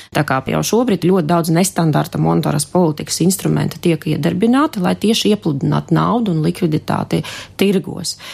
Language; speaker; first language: Latvian; non-native, local second language; Russian